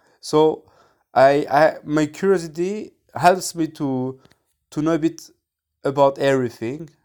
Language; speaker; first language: English; non-native, fluent; French